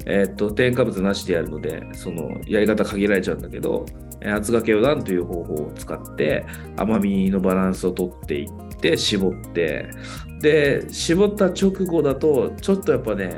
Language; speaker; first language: Japanese; native; Japanese